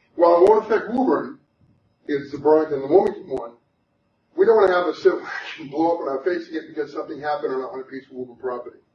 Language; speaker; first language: English; native; English